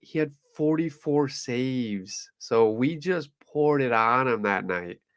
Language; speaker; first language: English; native; English